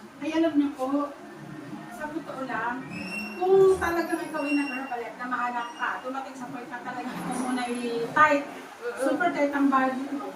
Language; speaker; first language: Filipino; native; Filipino